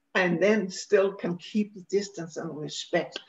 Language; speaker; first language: English; non-native, fluent; Danish